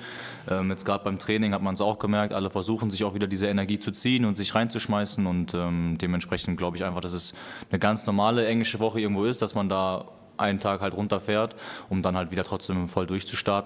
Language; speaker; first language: German; native; German